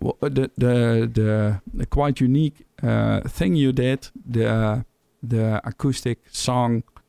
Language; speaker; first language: English; non-native, fluent; Dutch